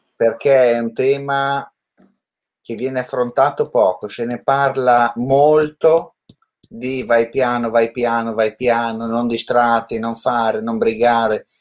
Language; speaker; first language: Italian; native; Italian